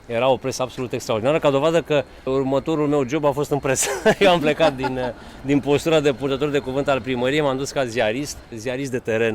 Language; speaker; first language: Romanian; native; Romanian